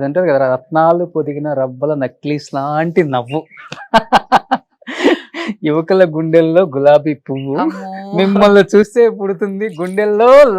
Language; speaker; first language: Telugu; native; Telugu